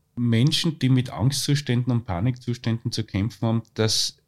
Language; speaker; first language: German; native; German